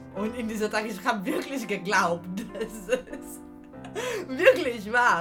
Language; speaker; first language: German; non-native, learner; Portuguese